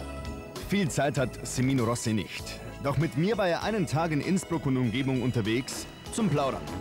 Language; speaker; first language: German; native; German